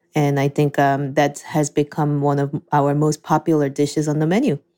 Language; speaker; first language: English; non-native, fluent; Korean